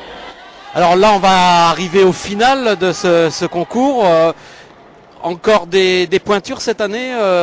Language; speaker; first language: French; native; French